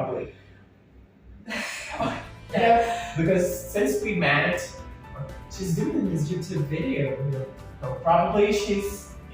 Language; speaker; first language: English; non-native, fluent; Portuguese